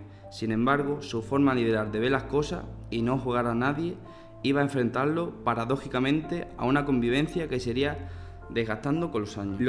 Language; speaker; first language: Spanish; native; Spanish